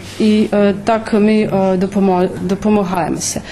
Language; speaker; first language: Ukrainian; early bilingual, heritage; Ukrainian